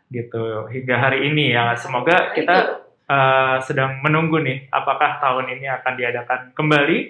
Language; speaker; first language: Indonesian; native; Indonesian